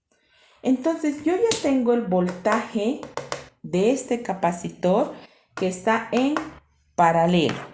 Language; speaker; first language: Spanish; native; Spanish